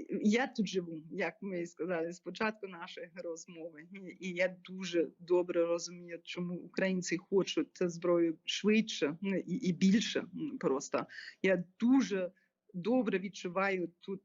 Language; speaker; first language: Ukrainian; non-native, fluent; German